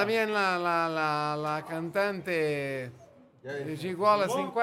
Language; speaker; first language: Italian; non-native, learner; Portuguese